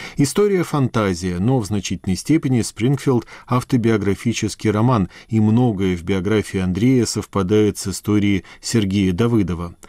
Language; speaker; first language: Russian; native; Russian